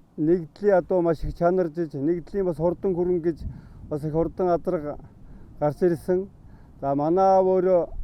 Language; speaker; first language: Mongolian; native; Mongolian